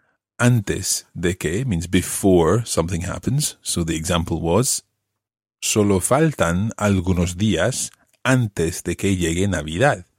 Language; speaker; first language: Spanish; non-native, fluent; English